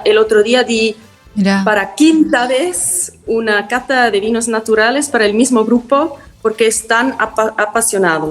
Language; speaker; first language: Spanish; non-native, fluent; German